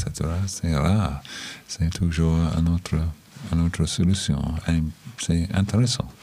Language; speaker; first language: French; non-native, learner; English